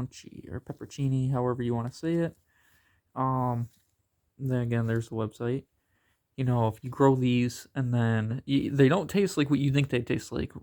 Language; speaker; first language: English; native; English